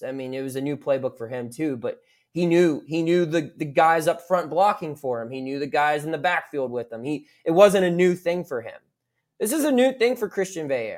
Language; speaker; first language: English; native; English